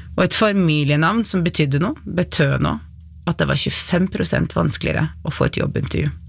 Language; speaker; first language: Norwegian; early bilingual, other home language; Arabic